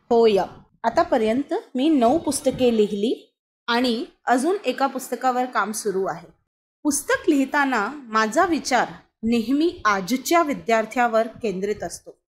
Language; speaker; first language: Marathi; non-native, local second language; Hindi